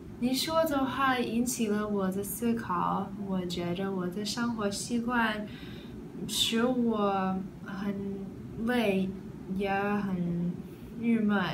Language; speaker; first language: Chinese; non-native, learner; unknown